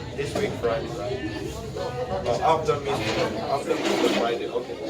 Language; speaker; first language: English; non-native, learner; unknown